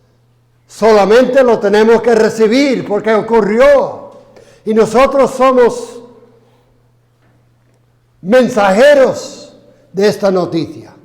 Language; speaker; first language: Spanish; non-native, fluent; English